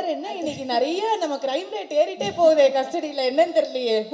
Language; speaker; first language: Tamil; native; Tamil